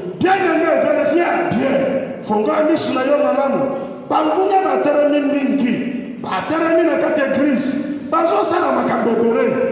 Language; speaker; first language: Lingala; non-native, fluent; Igbo